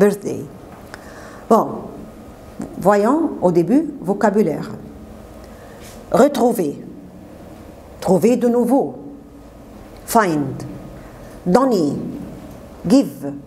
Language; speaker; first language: French; non-native, fluent; Arabic